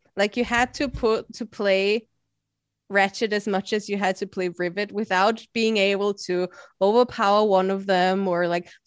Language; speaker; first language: English; non-native, fluent; German